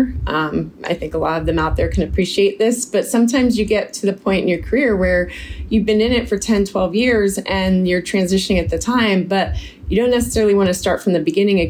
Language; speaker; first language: English; native; English